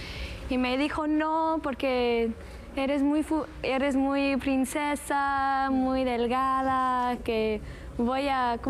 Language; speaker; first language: Spanish; early bilingual, heritage; English